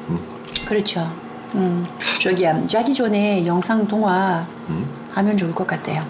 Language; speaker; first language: Korean; non-native, fluent; French